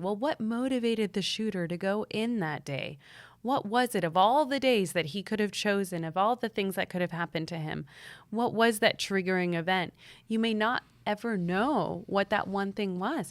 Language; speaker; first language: English; native; English